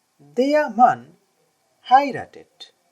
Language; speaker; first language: German; non-native, learner; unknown